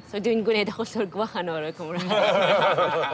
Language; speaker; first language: Welsh; non-native, fluent; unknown